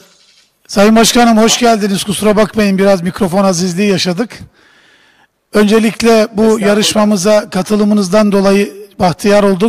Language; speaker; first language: Turkish; native; Turkish